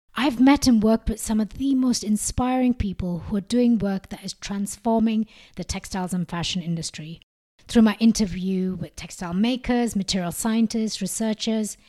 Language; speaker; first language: English; non-native, local second language; Malayalam